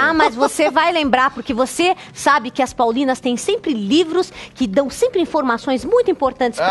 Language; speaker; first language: Portuguese; native; Portuguese